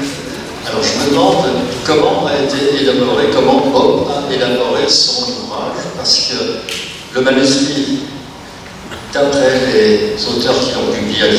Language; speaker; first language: French; native; French